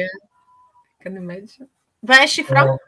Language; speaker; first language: English; non-native, fluent; Ukrainian